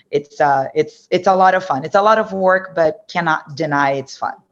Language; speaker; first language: English; non-native, fluent; Portuguese